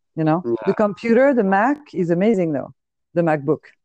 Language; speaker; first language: English; non-native, fluent; French